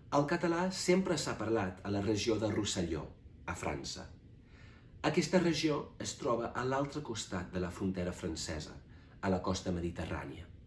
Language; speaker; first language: Catalan; non-native, fluent; English